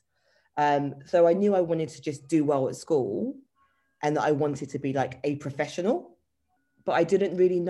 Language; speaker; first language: English; native; English